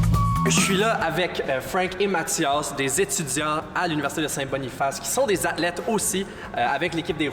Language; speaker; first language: French; native; French